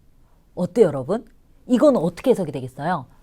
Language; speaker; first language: Korean; native; Korean